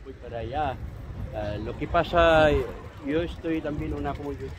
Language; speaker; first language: Spanish; non-native, learner; Filipino